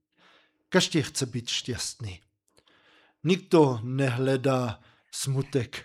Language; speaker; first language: Czech; non-native, fluent; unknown